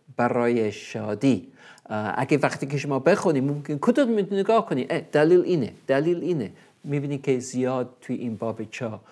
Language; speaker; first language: Persian; non-native, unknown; English